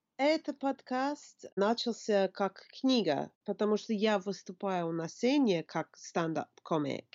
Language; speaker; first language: Russian; non-native, fluent; English